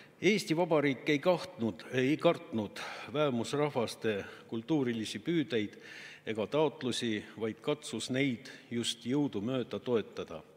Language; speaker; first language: Estonian; non-native, local second language; Russian